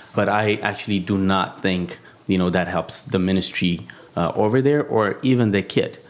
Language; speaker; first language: English; non-native, fluent; Amharic